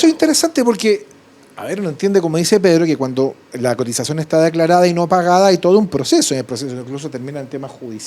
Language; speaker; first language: Spanish; native; Spanish